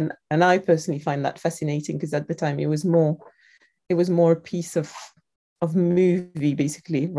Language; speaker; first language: English; non-native, fluent; French